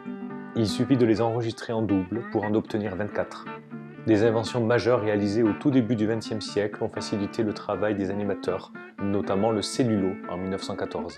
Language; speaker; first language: French; native; French